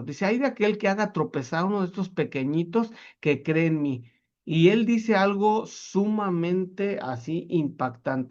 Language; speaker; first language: Spanish; native; Spanish